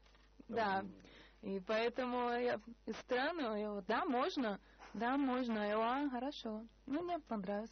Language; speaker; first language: Russian; non-native, learner; Portuguese